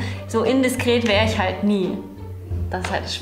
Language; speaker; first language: German; early bilingual, other home language; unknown